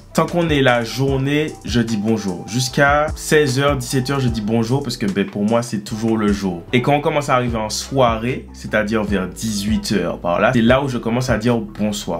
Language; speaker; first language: French; native; French